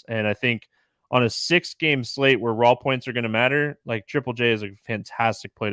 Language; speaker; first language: English; native; English